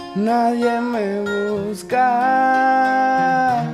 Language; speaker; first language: Spanish; native; Spanish